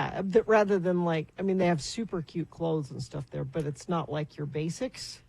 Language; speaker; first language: English; native; English